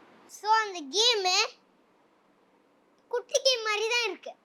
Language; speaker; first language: Tamil; non-native, local second language; Tulu